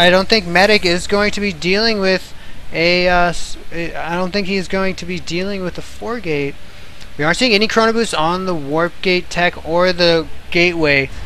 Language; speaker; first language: English; native; English